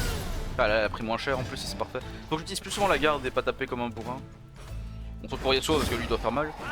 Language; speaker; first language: French; native; French